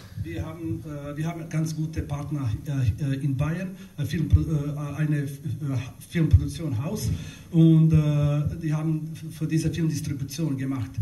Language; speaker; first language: German; non-native, learner; Bosnian